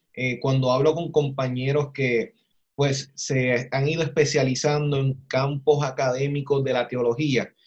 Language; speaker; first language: Spanish; native; Spanish